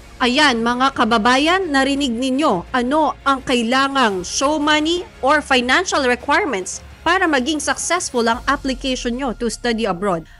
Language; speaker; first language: Filipino; native; Filipino